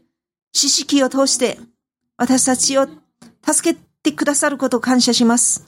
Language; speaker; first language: Japanese; non-native, fluent; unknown